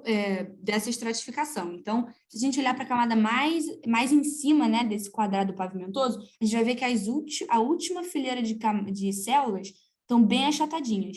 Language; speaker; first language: Portuguese; native; Portuguese